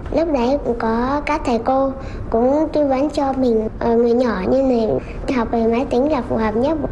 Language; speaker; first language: Vietnamese; non-native, local second language; Hmong